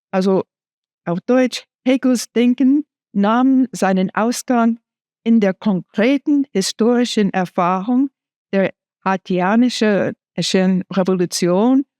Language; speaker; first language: German; non-native, fluent; English